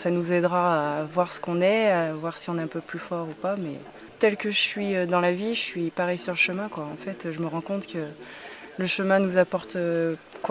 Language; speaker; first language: French; native; French